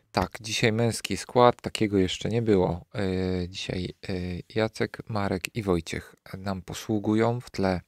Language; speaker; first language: Polish; native; Polish